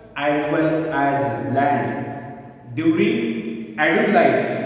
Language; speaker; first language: English; non-native, local second language; Marathi